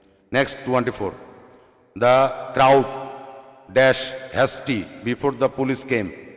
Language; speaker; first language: English; non-native, local second language; Bangla